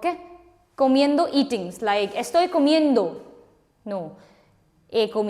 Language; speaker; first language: Spanish; non-native, fluent; Hindi